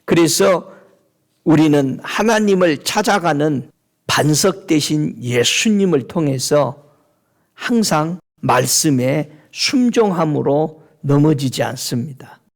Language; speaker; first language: Korean; native; Korean